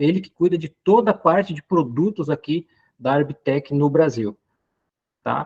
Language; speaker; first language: Portuguese; native; Portuguese